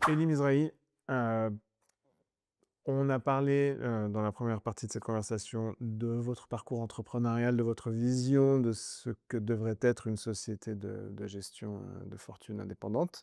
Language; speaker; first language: French; native; French